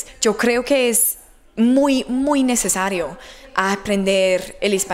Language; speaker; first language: Spanish; non-native, learner; English